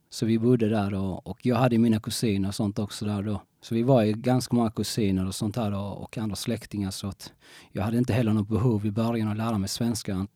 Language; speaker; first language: Swedish; early bilingual, other home language; Spanish